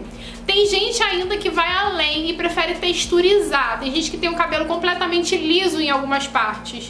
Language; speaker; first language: Portuguese; native; Portuguese